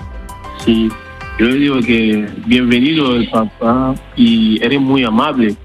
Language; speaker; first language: Spanish; non-native, learner; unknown